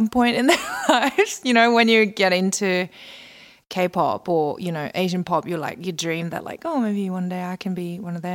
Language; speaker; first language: English; non-native, local second language; Korean